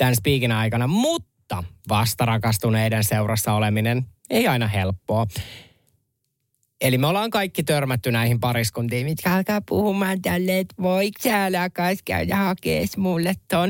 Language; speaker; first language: Finnish; native; Finnish